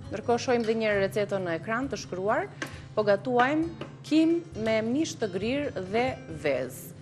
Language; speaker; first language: Albanian; native; Albanian